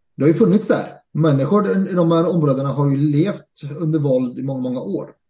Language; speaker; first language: Swedish; early bilingual, other home language; Arabic